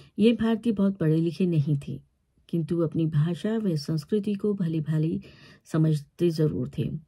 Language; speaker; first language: Hindi; native; Hindi